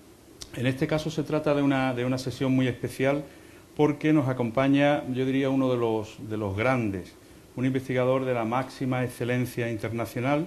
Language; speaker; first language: Spanish; native; Spanish